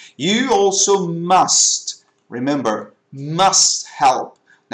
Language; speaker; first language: English; non-native, fluent; Portuguese